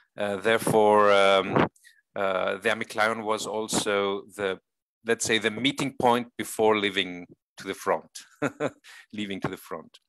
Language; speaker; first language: English; non-native, fluent; Greek